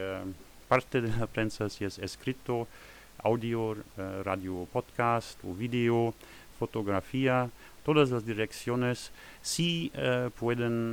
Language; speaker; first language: Spanish; non-native, learner; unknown